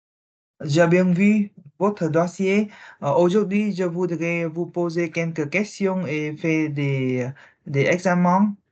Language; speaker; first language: French; non-native, learner; Vietnamese